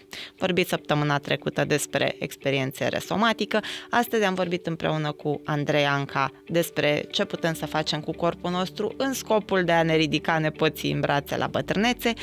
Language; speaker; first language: Romanian; native; Romanian